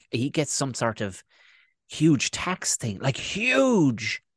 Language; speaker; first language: English; native; English